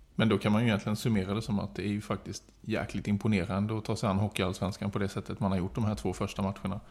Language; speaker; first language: Swedish; native; Swedish